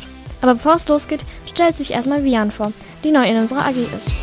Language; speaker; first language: German; native; German